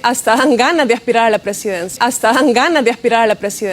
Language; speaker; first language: Spanish; native; Spanish